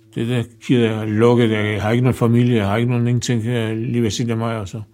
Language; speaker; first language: Danish; non-native, learner; Macedonian